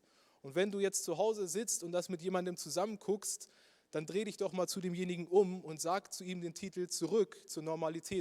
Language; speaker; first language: German; native; German